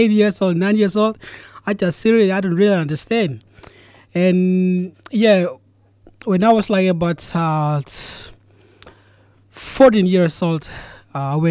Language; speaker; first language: English; non-native, fluent; Indonesian